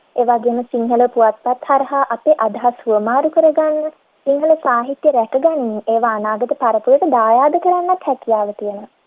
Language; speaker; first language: Sinhala; early bilingual, heritage; Sinhala